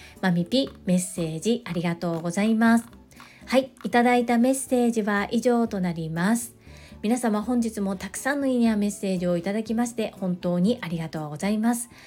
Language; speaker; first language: Japanese; native; Japanese